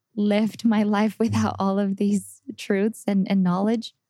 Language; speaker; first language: English; non-native, fluent; Spanish